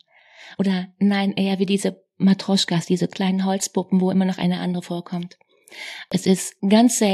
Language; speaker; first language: German; native; German